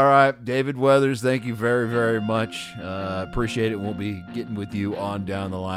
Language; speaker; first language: English; native; English